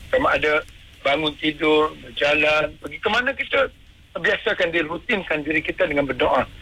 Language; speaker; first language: Malay; native; Malay